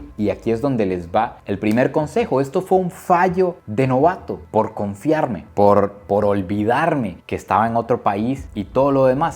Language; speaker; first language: Spanish; native; Spanish